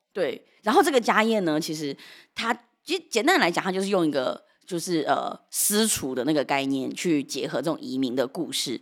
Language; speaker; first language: Chinese; early bilingual, heritage; Chinese